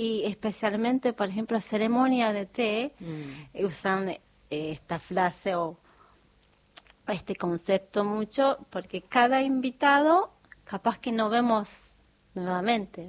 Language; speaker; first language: Spanish; non-native, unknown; Japanese